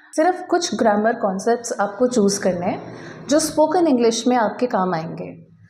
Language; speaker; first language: Hindi; native; Hindi